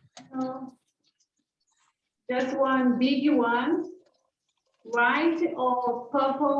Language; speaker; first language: English; non-native, learner; Portuguese